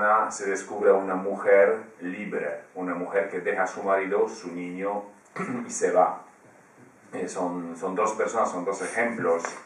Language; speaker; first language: Spanish; non-native, fluent; Polish